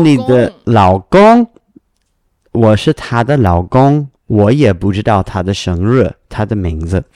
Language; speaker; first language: Chinese; non-native, learner; English